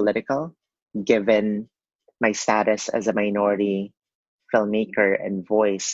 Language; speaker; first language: English; non-native, local second language; Cebuano